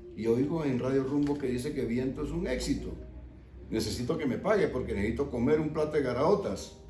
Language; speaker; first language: Spanish; native; Spanish